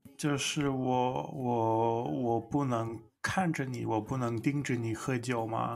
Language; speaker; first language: Chinese; non-native, learner; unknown